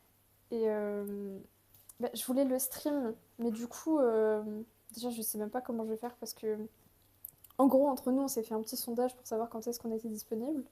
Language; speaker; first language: French; native; French